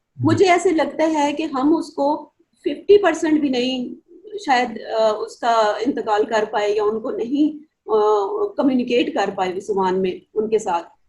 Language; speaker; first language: Urdu; non-native, local second language; Punjabi